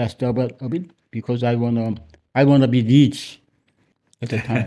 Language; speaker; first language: English; non-native, learner; Korean